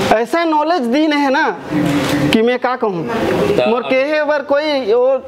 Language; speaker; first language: Hindi; native; Hindi